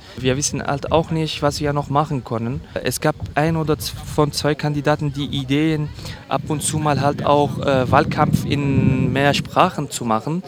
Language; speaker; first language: German; non-native, fluent; Kurdish